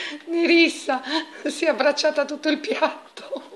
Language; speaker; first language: Italian; native; Italian